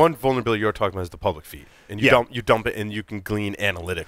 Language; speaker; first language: English; native; English